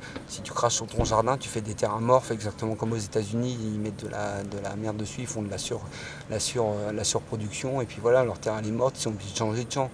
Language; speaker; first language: French; native; French